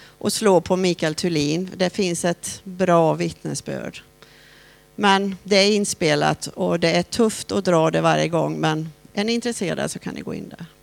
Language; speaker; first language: Swedish; native; Swedish